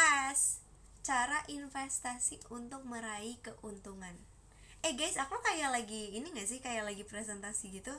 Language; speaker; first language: Indonesian; native; Indonesian